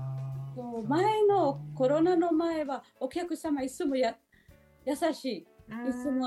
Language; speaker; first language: Japanese; non-native, learner; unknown